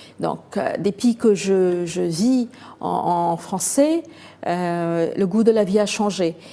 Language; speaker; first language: French; non-native, fluent; Bangla